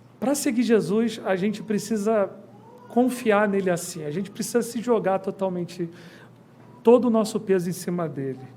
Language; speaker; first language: Portuguese; native; Portuguese